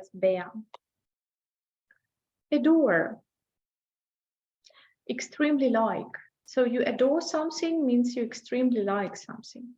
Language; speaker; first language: English; non-native, fluent; Ukrainian